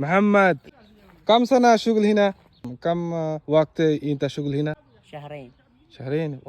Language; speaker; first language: Arabic; non-native, learner; Bangla